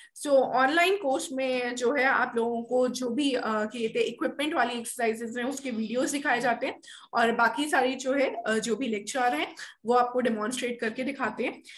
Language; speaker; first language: Hindi; native; Hindi